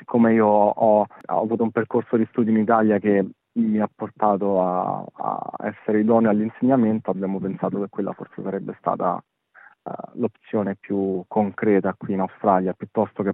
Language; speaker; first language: Italian; native; Italian